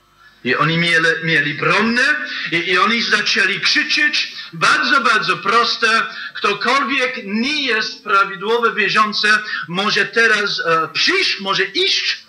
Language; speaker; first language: Polish; non-native, fluent; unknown